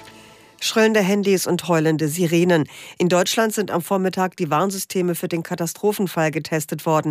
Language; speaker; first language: German; native; German